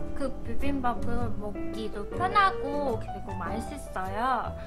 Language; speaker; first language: Korean; non-native, fluent; Cantonese